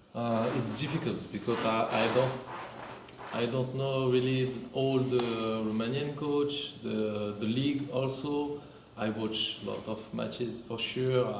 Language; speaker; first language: English; non-native, fluent; French